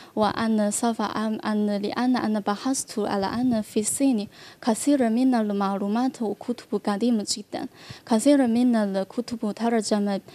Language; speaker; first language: Arabic; non-native, learner; Chinese